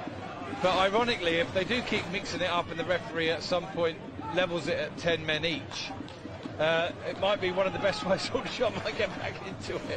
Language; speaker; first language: English; native; English